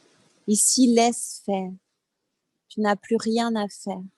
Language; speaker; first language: French; native; French